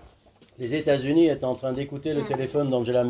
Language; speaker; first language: French; native; French